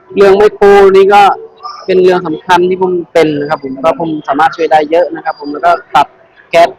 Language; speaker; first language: Thai; non-native, fluent; Khmer